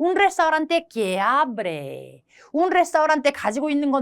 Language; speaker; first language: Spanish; non-native, fluent; Korean